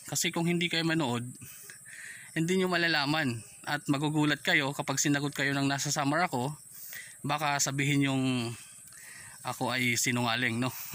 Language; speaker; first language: Filipino; non-native, local second language; Waray